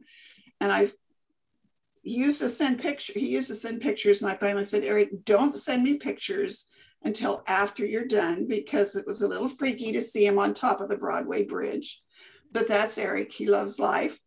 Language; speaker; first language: English; native; English